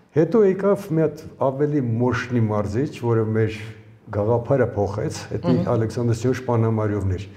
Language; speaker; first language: Armenian; early bilingual, other home language; Ukrainian